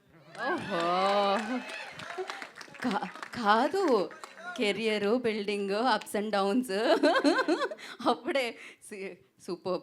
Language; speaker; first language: Telugu; native; Telugu